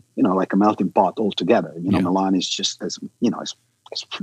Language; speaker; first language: English; non-native, fluent; Italian